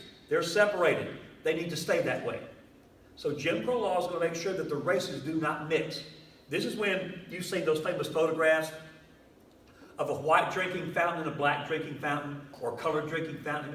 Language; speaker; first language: English; native; English